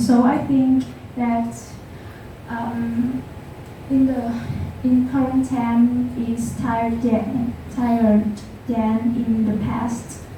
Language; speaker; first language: English; non-native, learner; Vietnamese